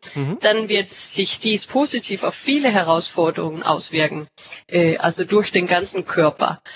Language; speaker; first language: German; non-native, fluent; Danish